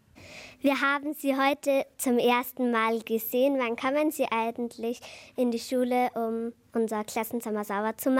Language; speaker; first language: German; native; German